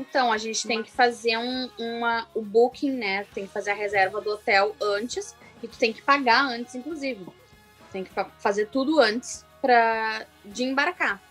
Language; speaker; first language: Portuguese; native; Portuguese